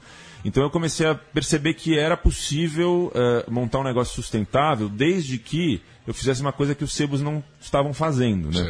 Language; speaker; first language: Portuguese; native; Portuguese